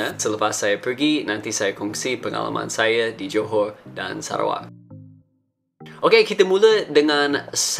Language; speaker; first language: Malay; non-native, fluent; English